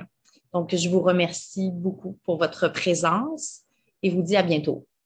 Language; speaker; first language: French; native; French